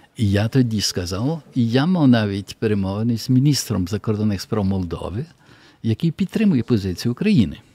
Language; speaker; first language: Ukrainian; early bilingual, heritage; Ukrainian